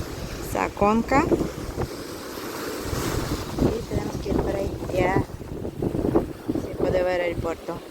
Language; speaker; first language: Spanish; non-native, fluent; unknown